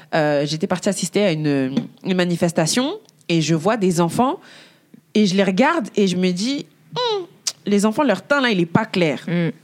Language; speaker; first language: French; early bilingual, other home language; Bambara